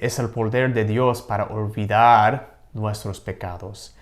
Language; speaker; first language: Spanish; non-native, learner; English